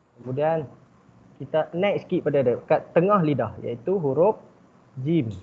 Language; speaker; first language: Malay; native; Malay